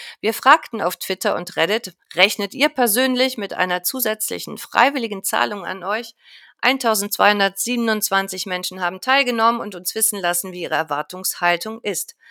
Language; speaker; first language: German; native; German